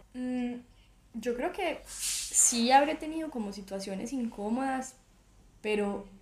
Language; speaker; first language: Spanish; native; Spanish